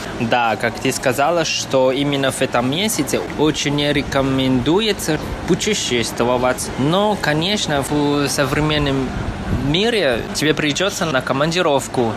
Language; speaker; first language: Russian; non-native, fluent; Chinese